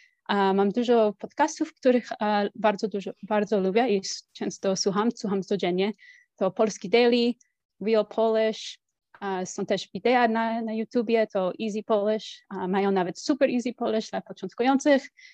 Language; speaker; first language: Polish; non-native, fluent; English